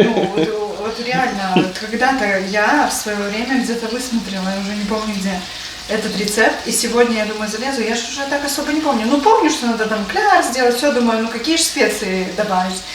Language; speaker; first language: Russian; native; Russian